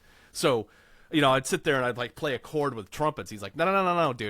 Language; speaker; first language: English; native; English